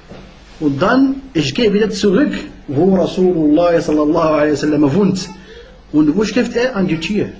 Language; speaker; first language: German; non-native, learner; Arabic